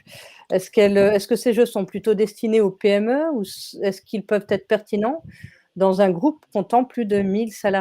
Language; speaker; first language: French; native; French